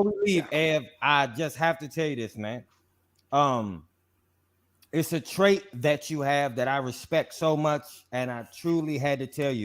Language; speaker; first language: English; native; English